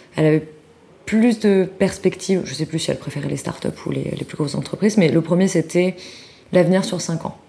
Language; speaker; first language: French; native; French